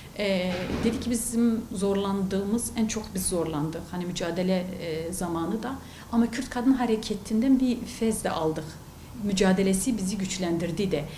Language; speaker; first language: Turkish; non-native, local second language; Kurdish